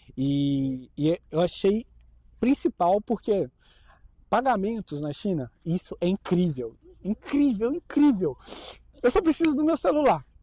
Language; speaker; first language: Portuguese; native; Portuguese